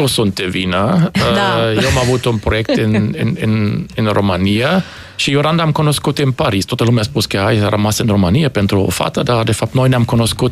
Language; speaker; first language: Romanian; non-native, fluent; German